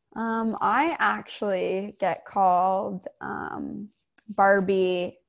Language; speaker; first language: English; native; English